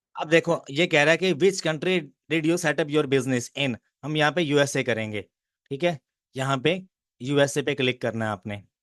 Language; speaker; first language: Urdu; non-native, local second language; Punjabi